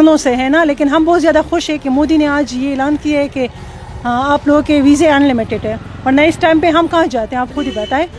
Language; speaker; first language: Hindi; non-native, local second language; Persian